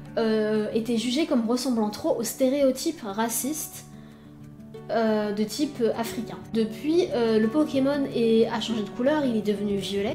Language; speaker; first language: French; native; French